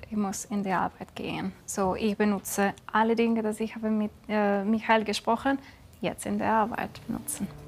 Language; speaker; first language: German; non-native, learner; Spanish